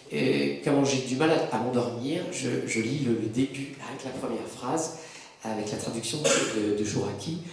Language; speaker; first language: French; native; French